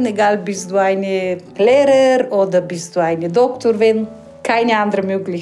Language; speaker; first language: German; non-native, learner; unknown